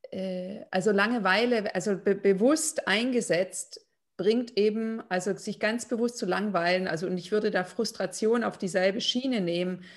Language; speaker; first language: German; non-native, fluent; Lithuanian